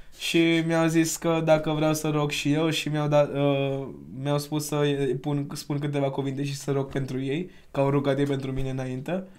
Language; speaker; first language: Romanian; non-native, fluent; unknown